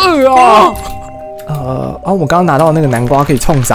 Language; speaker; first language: Chinese; native; Chinese